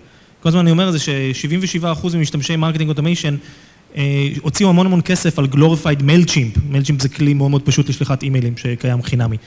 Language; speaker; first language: Hebrew; native; Hebrew